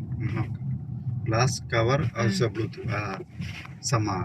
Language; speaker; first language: English; non-native, learner; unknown